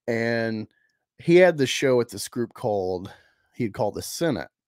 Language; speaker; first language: English; native; English